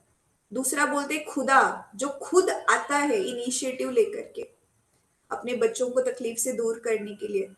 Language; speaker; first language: Hindi; native; Hindi